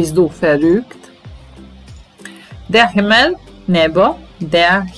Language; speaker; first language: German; non-native, fluent; Serbian